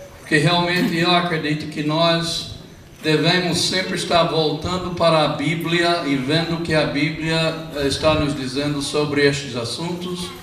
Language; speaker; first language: Portuguese; non-native, fluent; English